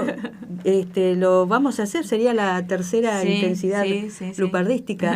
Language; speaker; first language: Spanish; native; Spanish